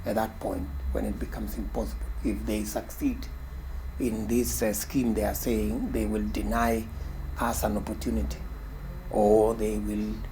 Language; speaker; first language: English; non-native, local second language; Kalenjin